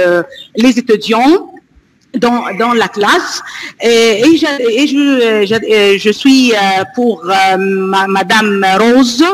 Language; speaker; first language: French; non-native, fluent; Arabic